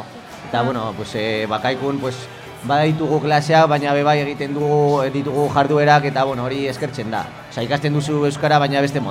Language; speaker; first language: Basque; non-native, learner; Spanish